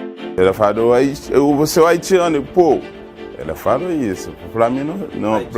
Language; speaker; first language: Portuguese; non-native, learner; Haitian Creole